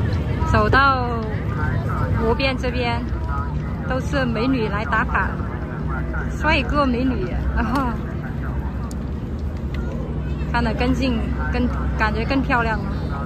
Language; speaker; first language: Chinese; non-native, fluent; Vietnamese